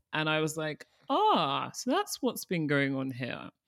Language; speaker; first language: English; early bilingual, other home language; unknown